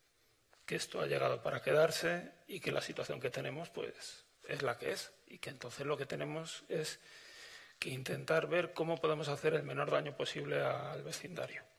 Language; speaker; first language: Spanish; native; Spanish